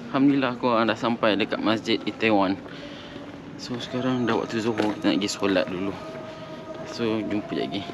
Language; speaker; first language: Malay; native; Malay